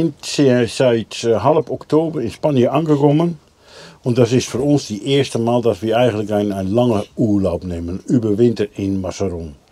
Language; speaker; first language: German; non-native, learner; Dutch